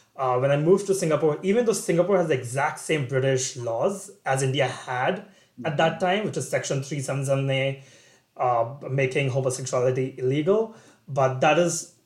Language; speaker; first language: English; non-native, local second language; Bangla